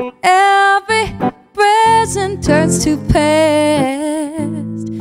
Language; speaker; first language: English; early bilingual, other home language; Spanish